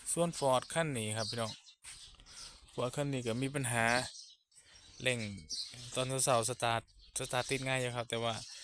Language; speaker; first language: Thai; native; Thai